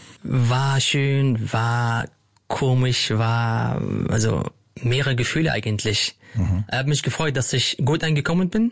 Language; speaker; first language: German; non-native, fluent; Arabic